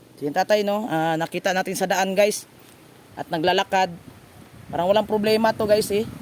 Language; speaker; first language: Filipino; non-native, local second language; Cebuano